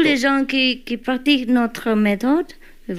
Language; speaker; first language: French; non-native, learner; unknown